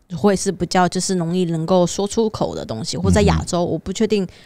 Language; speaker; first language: Chinese; native; Chinese